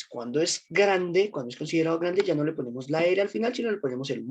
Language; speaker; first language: Spanish; native; Spanish